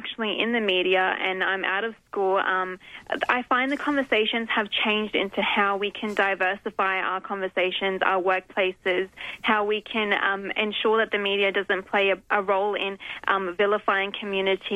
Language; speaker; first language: English; native; English